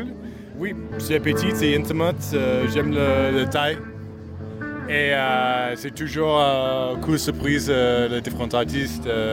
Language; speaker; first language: French; non-native, learner; English